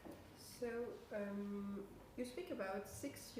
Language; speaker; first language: English; non-native, learner; French